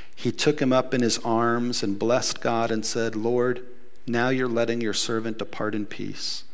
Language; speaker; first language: English; native; English